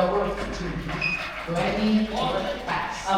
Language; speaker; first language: English; non-native, learner; Indonesian